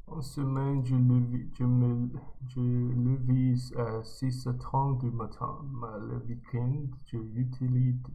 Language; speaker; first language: French; non-native, learner; Chinese